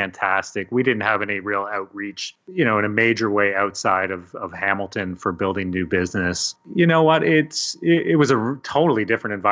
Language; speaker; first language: English; native; English